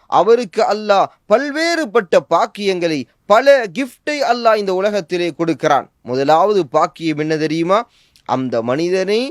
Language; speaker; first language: Tamil; native; Tamil